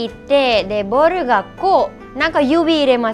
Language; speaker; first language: Japanese; non-native, learner; Hindi